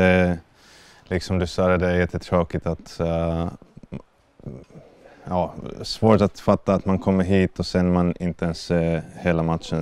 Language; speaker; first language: Swedish; non-native, fluent; Finnish